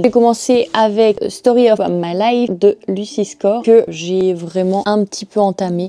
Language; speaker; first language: French; native; French